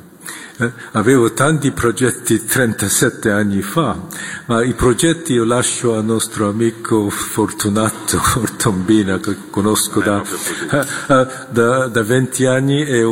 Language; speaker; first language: Italian; non-native, fluent; Korean